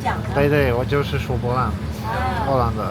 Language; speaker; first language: Chinese; non-native, learner; Polish